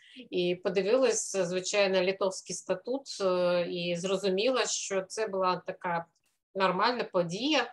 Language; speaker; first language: Ukrainian; non-native, fluent; Russian